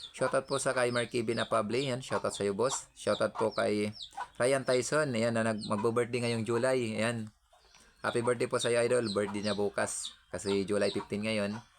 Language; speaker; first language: Filipino; non-native, local second language; Cebuano